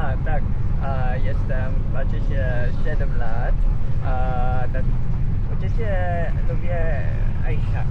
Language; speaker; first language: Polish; non-native, learner; Indonesian